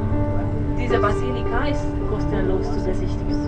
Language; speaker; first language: German; non-native, fluent; Hungarian